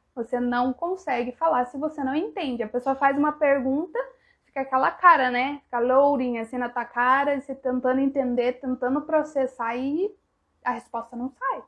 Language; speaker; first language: Portuguese; native; Portuguese